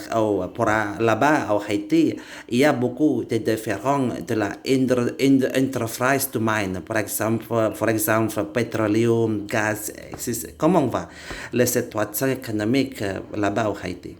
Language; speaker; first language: French; non-native, learner; Indonesian